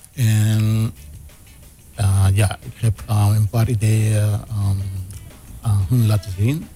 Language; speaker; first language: Dutch; non-native, local second language; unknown